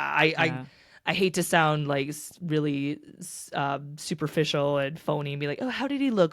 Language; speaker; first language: English; native; English